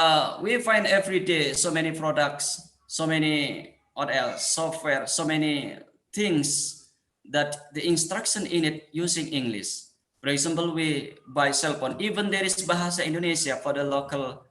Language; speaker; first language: English; non-native, fluent; Indonesian